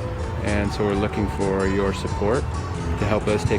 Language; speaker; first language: English; native; English